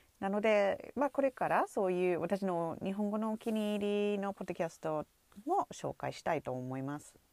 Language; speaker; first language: Japanese; non-native, fluent; English